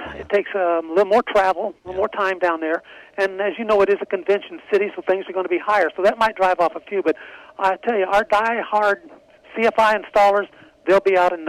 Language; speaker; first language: English; native; English